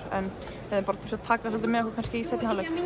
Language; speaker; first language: Icelandic; native; Icelandic